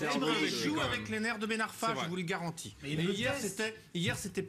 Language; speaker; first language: French; native; French